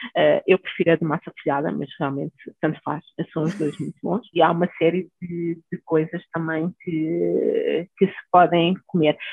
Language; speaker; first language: Portuguese; early bilingual, other home language; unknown